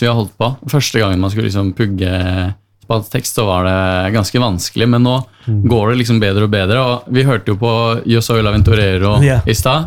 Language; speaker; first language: Norwegian; native; Norwegian